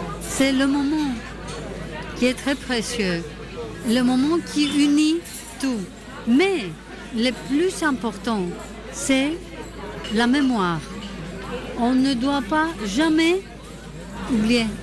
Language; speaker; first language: French; non-native, fluent; Greek